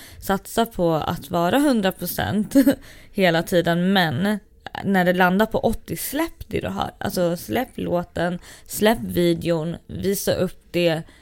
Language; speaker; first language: Swedish; native; Swedish